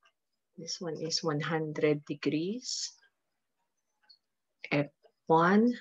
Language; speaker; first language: English; non-native, local second language; Filipino